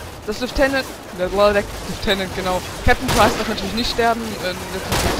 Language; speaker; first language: German; native; German